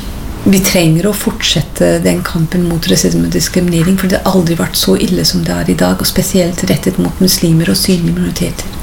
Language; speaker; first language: Norwegian; non-native, fluent; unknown